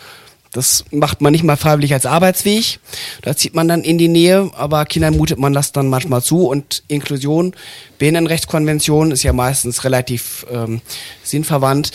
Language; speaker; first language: German; native; German